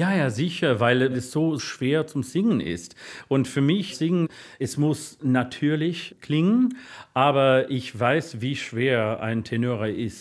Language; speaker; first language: German; non-native, fluent; English